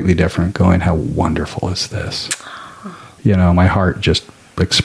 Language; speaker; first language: English; native; English